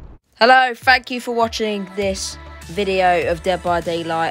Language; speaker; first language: English; native; English